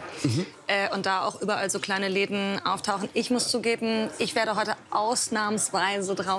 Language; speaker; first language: German; native; German